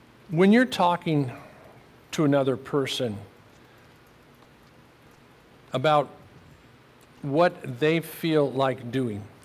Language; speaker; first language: English; native; English